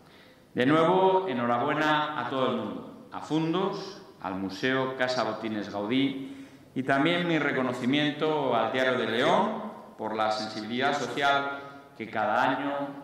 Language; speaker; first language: Spanish; native; Spanish